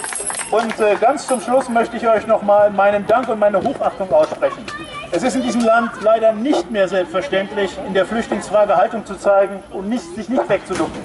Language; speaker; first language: German; native; German